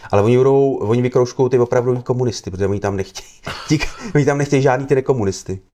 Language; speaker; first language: Czech; native; Czech